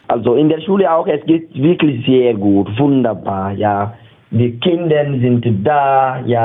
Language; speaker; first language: German; non-native, learner; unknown